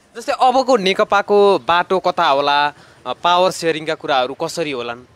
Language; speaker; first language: Nepali; native; Nepali